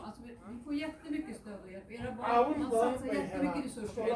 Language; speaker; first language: Swedish; native; Swedish